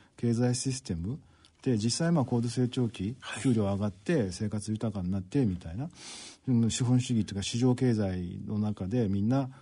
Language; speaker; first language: Japanese; native; Japanese